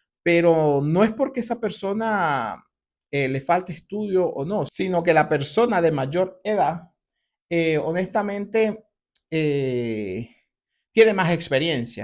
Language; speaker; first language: Spanish; native; Spanish